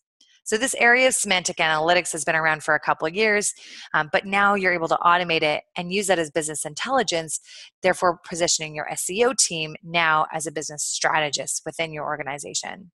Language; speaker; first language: English; native; English